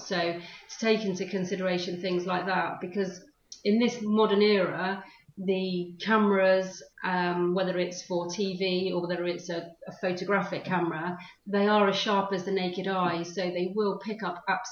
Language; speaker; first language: English; native; English